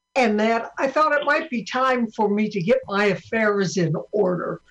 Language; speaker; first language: English; native; English